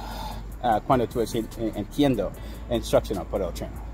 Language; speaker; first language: Spanish; non-native, learner; English